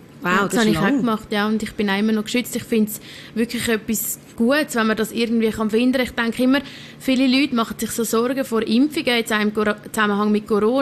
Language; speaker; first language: German; native; German